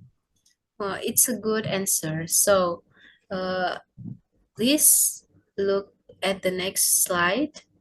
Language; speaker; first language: English; non-native, learner; Indonesian